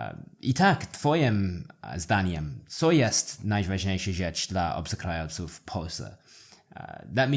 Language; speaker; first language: Polish; non-native, learner; English